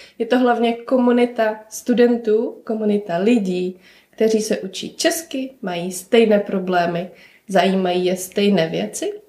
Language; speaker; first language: Czech; native; Czech